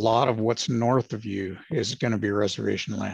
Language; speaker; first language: English; native; English